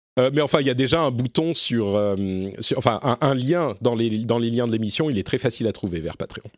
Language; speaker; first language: French; native; French